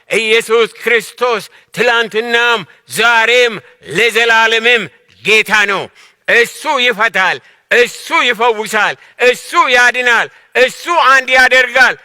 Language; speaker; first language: Amharic; non-native, local second language; Oromo